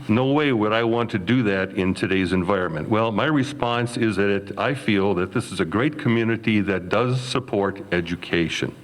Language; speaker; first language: English; native; English